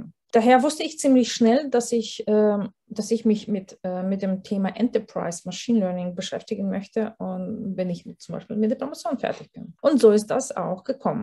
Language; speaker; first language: German; non-native, fluent; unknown